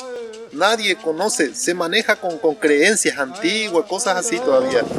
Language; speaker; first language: Spanish; native; Spanish